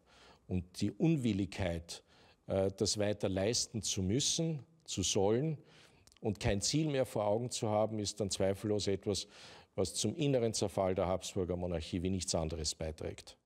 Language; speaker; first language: German; native; German